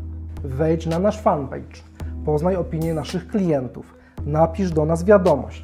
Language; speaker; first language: Polish; native; Polish